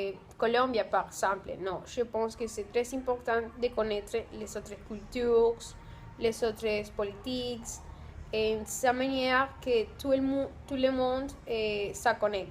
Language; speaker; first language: French; non-native, learner; Spanish